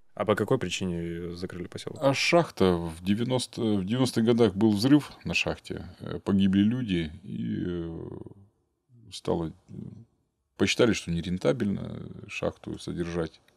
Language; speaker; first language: Russian; native; Russian